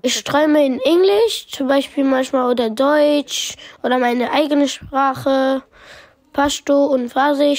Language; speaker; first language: German; early bilingual, other home language; Pashto